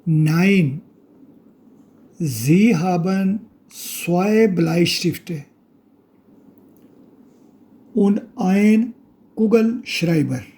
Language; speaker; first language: German; non-native, fluent; Urdu